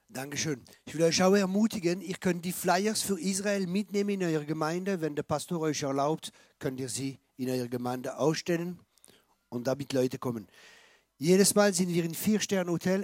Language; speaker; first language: German; non-native, fluent; French